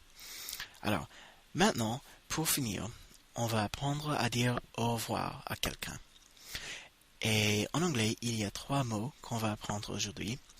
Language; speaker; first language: French; non-native, fluent; English